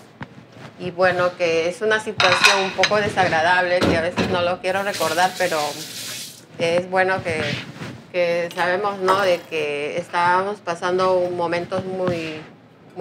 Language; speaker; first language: Spanish; native; Spanish